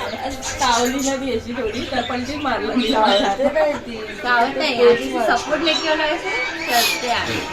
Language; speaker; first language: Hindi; non-native, local second language; Marathi